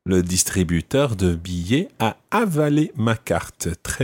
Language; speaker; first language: French; non-native, fluent; English